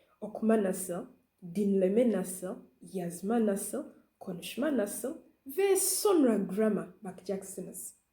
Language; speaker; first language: Turkish; non-native, learner; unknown